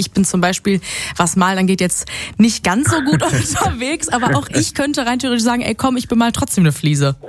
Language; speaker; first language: German; native; German